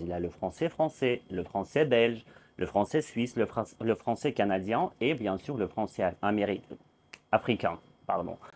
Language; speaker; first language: French; non-native, fluent; Russian